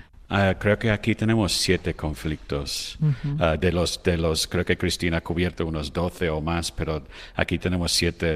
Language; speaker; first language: Spanish; non-native, fluent; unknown